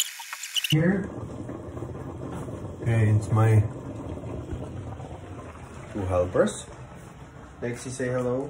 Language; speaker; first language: English; non-native, fluent; Czech